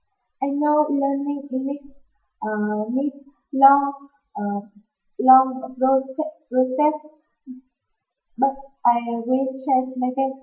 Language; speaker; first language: English; non-native, learner; Vietnamese